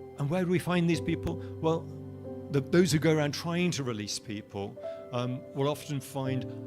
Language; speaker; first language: English; native; English